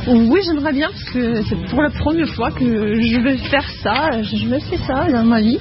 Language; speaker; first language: French; non-native, fluent; Russian